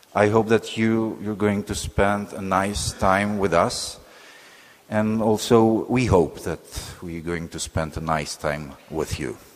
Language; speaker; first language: English; non-native, fluent; Czech